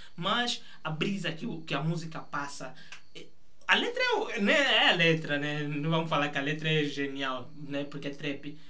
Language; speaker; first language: Portuguese; native; Portuguese